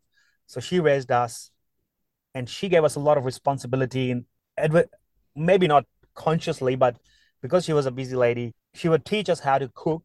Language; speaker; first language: English; non-native, local second language; Punjabi